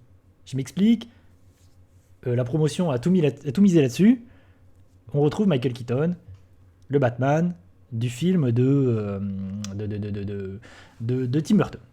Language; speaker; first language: French; native; French